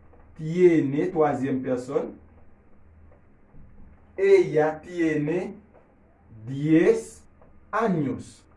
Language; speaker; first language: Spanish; non-native, learner; Haitian Creole